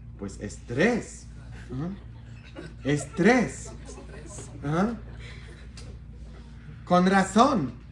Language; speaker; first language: Spanish; non-native, fluent; Polish